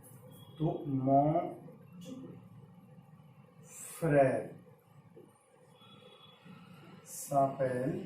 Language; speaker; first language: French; non-native, fluent; Hindi